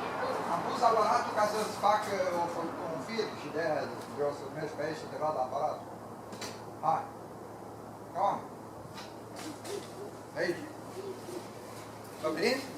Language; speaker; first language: Romanian; native; Romanian